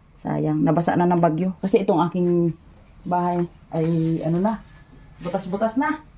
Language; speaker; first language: Filipino; non-native, local second language; Cebuano